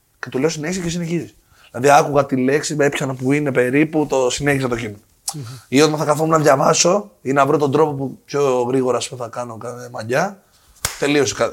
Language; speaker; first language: Greek; native; Greek